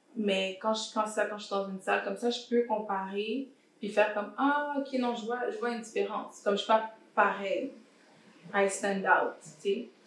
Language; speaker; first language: French; early bilingual, other home language; Haitian Creole